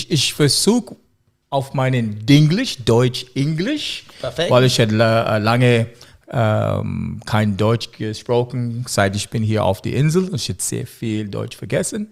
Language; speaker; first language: German; non-native, learner; English